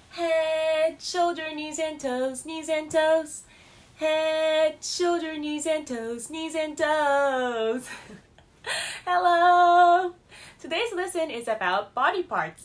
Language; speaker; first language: English; non-native, fluent; Japanese